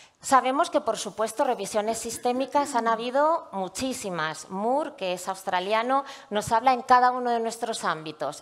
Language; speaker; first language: Spanish; native; Spanish